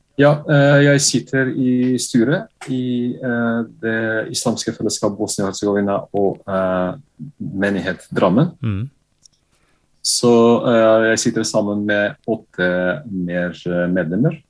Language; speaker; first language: Norwegian; non-native, fluent; Bosnian